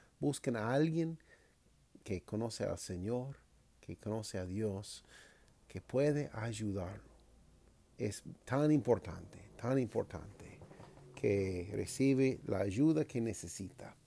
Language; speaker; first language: Spanish; non-native, fluent; English